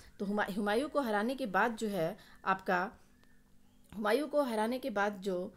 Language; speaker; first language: Hindi; native; Hindi